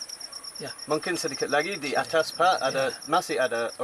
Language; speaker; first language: Indonesian; non-native, learner; English